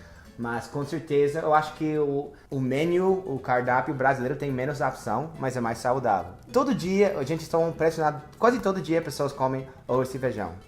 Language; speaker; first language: Portuguese; non-native, fluent; English